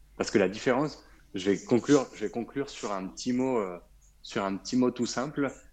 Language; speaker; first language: French; early bilingual, other home language; Arabic